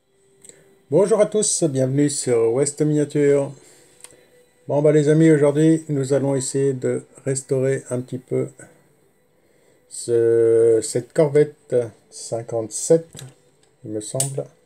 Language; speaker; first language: French; native; French